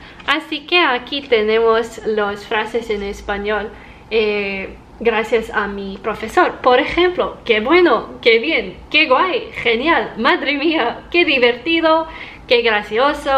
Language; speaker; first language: Spanish; non-native, learner; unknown